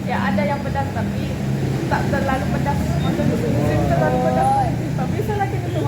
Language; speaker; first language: Indonesian; non-native, local second language; Malay